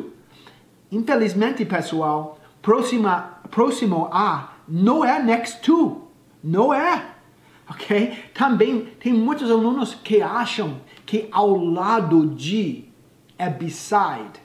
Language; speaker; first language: Portuguese; non-native, fluent; English